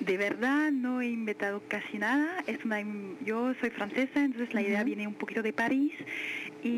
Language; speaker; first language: Spanish; non-native, fluent; French